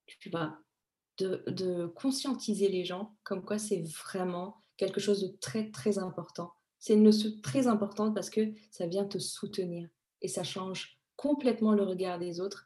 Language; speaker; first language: French; early bilingual, other home language; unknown